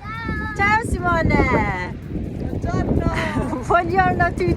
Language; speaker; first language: Italian; non-native, learner; English